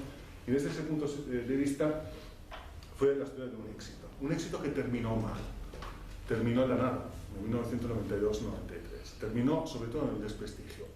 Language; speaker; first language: Spanish; non-native, fluent; Italian